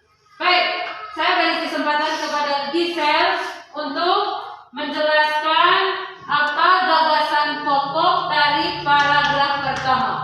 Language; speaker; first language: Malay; non-native, local second language; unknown